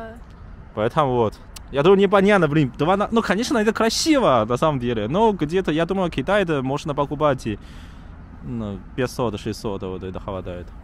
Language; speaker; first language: Russian; non-native, learner; Chinese